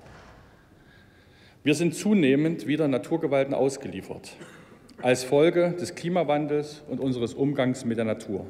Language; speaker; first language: German; native; German